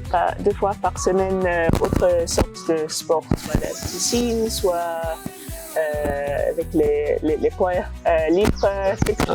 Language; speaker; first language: French; non-native, fluent; English